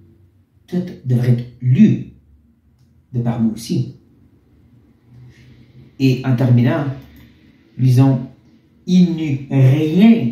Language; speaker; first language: French; native; French